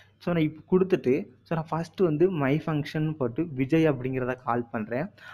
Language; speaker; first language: Tamil; native; Tamil